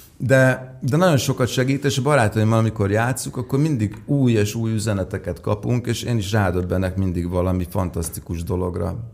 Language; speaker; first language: Hungarian; native; Hungarian